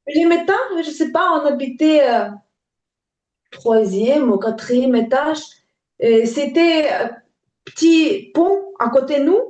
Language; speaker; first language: French; non-native, learner; Ukrainian